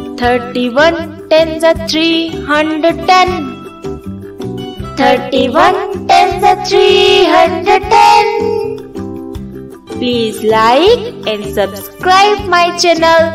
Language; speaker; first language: English; non-native, local second language; Hindi